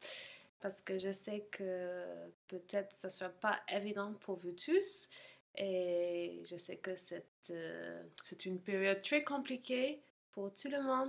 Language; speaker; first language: French; non-native, fluent; English